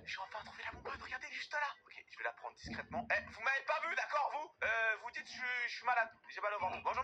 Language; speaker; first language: French; native; French